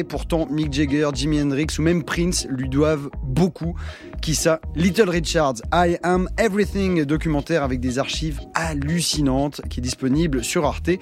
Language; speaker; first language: French; native; French